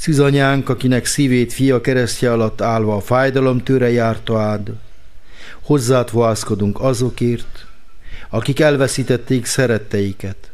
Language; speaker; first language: Hungarian; native; Hungarian